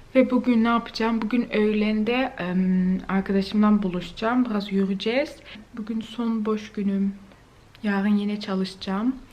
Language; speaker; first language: Turkish; early bilingual, heritage; Turkish